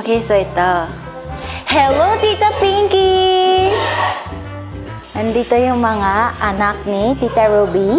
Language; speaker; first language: Filipino; non-native, fluent; Korean